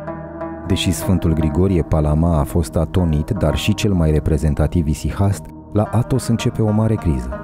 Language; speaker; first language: Romanian; native; Romanian